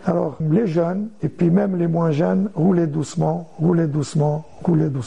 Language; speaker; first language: French; non-native, local second language; Arabic